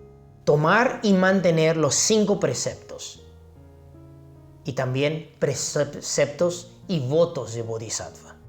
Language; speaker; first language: Spanish; non-native, fluent; Chinese